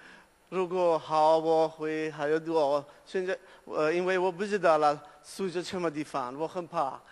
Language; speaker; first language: Chinese; non-native, learner; Persian